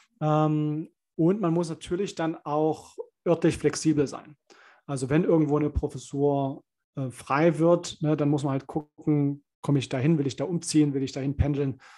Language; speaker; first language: German; native; German